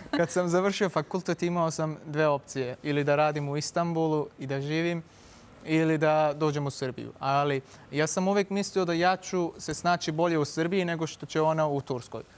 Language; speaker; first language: Serbian; non-native, fluent; Turkish